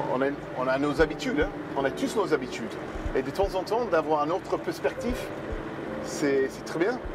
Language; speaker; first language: French; non-native, fluent; English